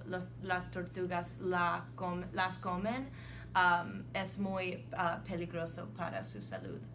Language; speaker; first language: Spanish; non-native, learner; English